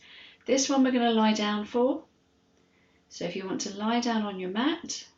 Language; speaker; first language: English; native; English